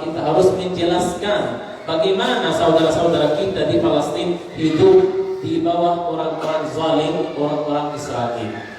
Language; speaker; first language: Indonesian; non-native, learner; Arabic